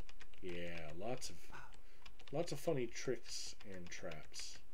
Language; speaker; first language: English; native; English